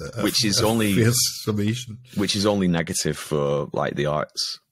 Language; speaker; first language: English; native; English